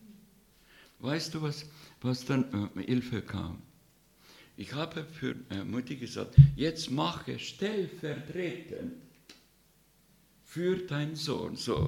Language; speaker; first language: German; non-native, learner; Russian